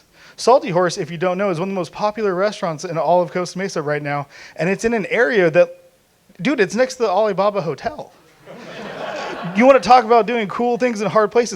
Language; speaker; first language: English; native; English